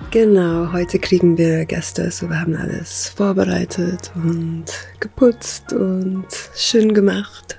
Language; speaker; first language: German; non-native, fluent; English